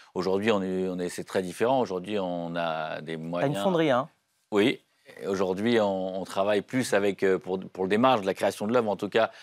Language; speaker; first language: French; native; French